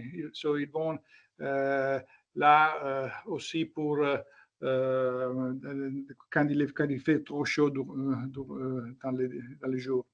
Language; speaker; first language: French; non-native, learner; Italian